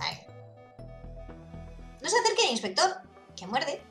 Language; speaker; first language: Spanish; native; Spanish